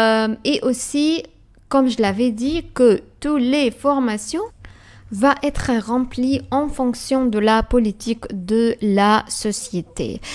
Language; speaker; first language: French; non-native, fluent; Arabic